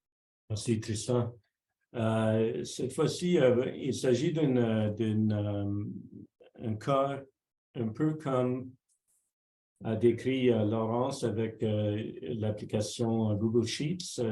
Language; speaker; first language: French; non-native, local second language; English